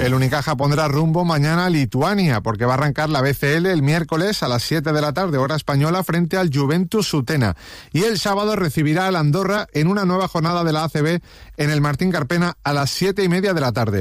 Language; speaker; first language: Spanish; native; Spanish